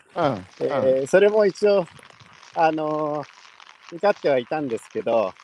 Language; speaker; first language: Japanese; native; Japanese